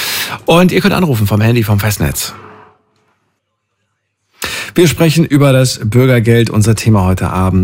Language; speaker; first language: German; native; German